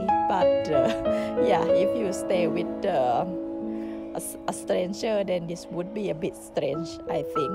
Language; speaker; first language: English; non-native, learner; Thai